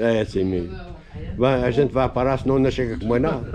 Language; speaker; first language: Portuguese; native; Portuguese